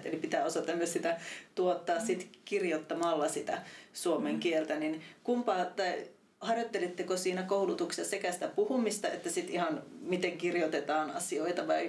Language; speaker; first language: Finnish; native; Finnish